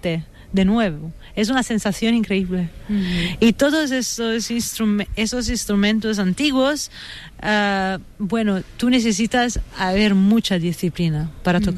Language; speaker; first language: Spanish; non-native, fluent; Italian